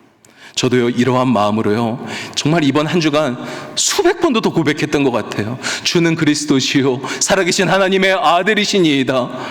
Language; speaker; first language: Korean; native; Korean